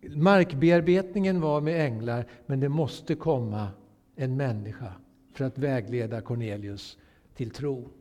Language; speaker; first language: Swedish; native; Swedish